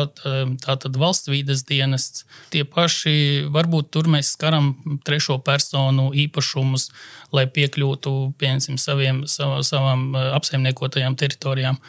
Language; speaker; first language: Latvian; native; Latvian